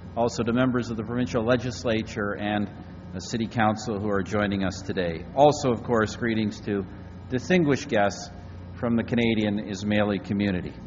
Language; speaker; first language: English; native; English